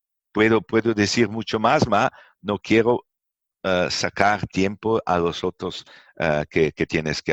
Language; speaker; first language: Spanish; non-native, fluent; Italian